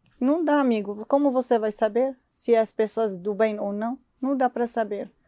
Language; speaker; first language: Portuguese; non-native, learner; Arabic